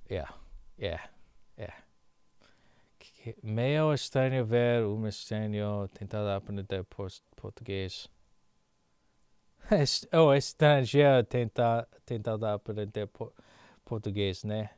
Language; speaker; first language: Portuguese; non-native, learner; English